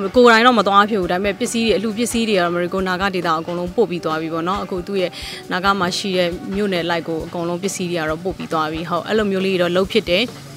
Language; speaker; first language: Burmese; non-native, local second language; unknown